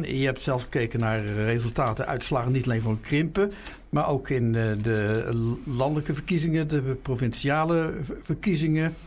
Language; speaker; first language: Dutch; native; Dutch